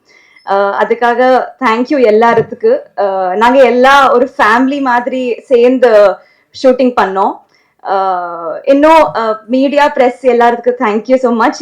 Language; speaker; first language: Tamil; non-native, learner; Telugu